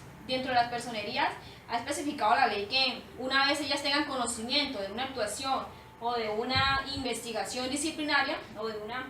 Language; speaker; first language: Spanish; native; Spanish